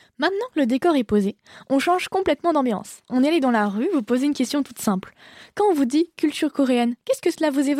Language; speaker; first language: French; native; French